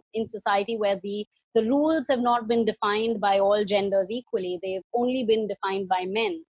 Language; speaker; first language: English; non-native, local second language; Hindi